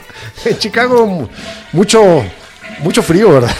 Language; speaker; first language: Spanish; native; Spanish